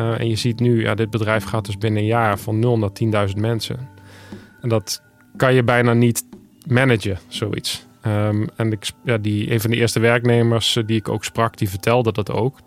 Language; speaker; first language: Dutch; native; Dutch